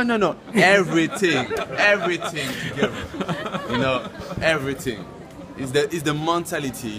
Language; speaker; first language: English; non-native, learner; French